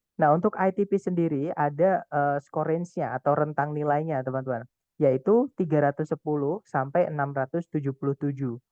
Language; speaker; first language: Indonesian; non-native, local second language; Javanese